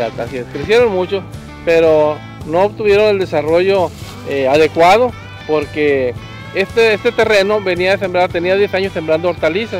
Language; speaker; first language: Spanish; native; Spanish